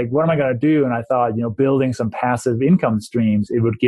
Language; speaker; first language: English; non-native, fluent; Danish